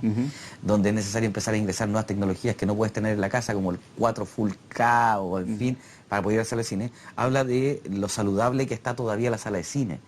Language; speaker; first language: Spanish; native; Spanish